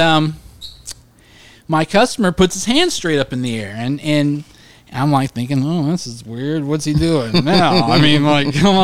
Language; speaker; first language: English; native; English